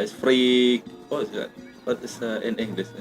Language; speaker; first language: English; non-native, learner; Indonesian